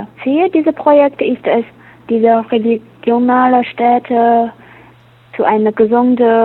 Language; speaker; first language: German; non-native, learner; Chinese